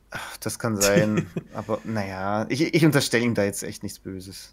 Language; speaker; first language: German; native; German